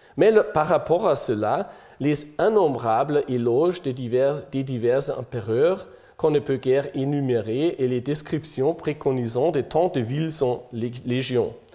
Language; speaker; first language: French; non-native, fluent; German